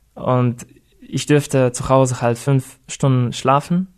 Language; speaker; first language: German; non-native, fluent; Russian